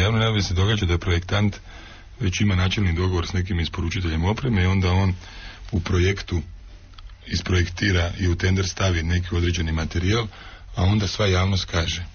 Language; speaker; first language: Croatian; native; Croatian